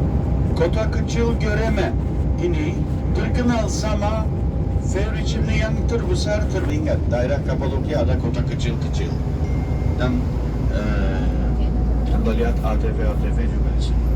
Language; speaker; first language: Indonesian; non-native, fluent; Turkish